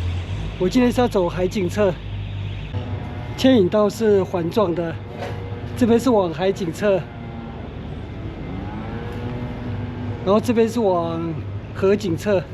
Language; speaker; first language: Chinese; native; Chinese